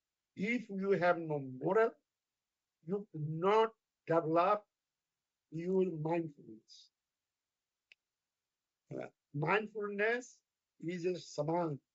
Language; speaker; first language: English; non-native, fluent; Bangla